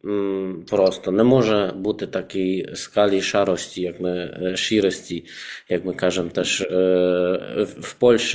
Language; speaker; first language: Ukrainian; non-native, fluent; Polish